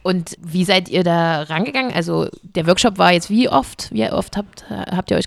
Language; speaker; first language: German; native; German